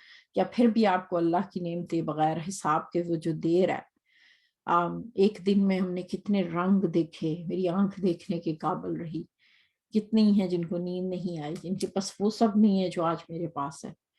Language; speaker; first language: Urdu; native; Urdu